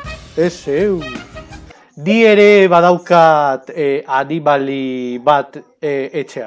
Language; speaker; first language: Basque; non-native, local second language; Spanish